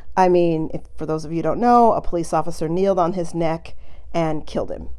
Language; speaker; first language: English; native; English